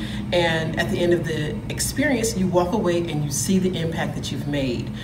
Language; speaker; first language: English; native; English